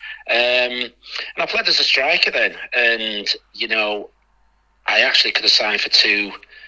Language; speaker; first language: English; native; English